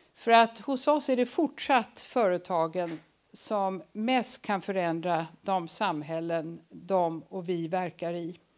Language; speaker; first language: Swedish; early bilingual, other home language; English